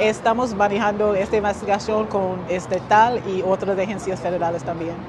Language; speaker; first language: Spanish; non-native, learner; English